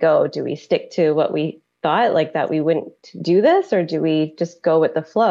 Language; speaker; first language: English; native; English